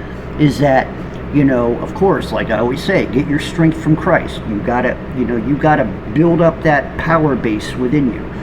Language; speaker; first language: English; native; English